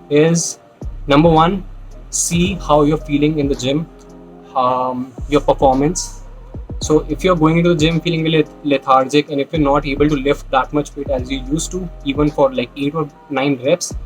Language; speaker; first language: English; non-native, local second language; Hindi